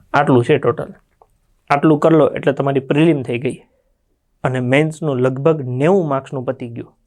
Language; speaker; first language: Gujarati; native; Gujarati